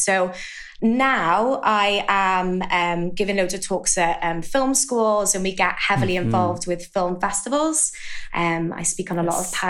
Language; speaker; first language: English; native; English